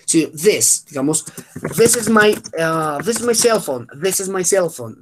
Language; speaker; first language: English; non-native, fluent; Spanish